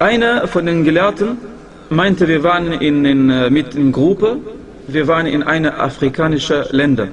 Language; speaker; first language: German; non-native, fluent; Arabic